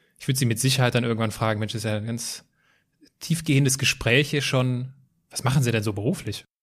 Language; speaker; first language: German; native; German